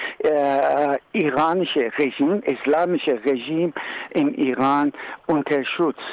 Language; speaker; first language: German; non-native, learner; Persian